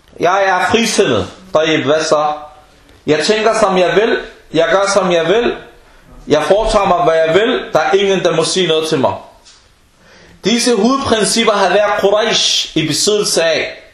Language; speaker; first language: Danish; non-native, fluent; Arabic